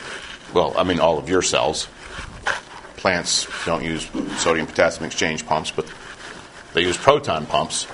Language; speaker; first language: English; native; English